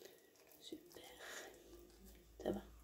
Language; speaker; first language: French; non-native, learner; Arabic